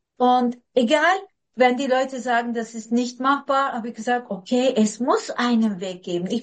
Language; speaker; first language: German; non-native, fluent; Turkish